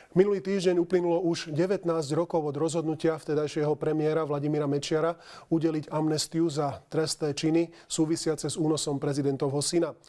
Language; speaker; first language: Slovak; native; Slovak